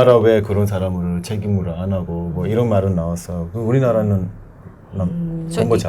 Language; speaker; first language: Korean; non-native, learner; Persian